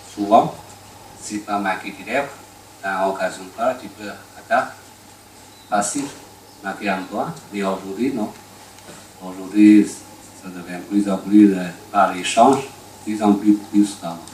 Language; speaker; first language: French; non-native, learner; Chinese